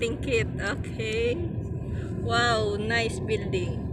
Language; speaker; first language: English; non-native, learner; Filipino